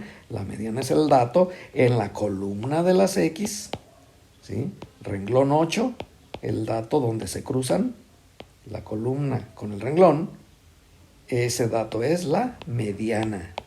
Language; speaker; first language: Spanish; native; Spanish